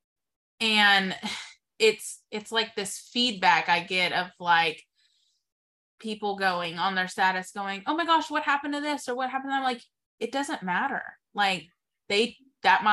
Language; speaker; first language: English; native; English